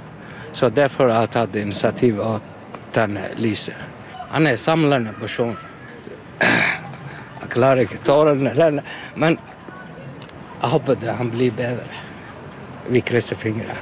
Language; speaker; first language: Norwegian; non-native, learner; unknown